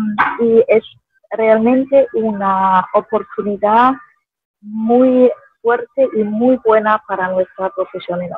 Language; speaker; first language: Spanish; non-native, fluent; German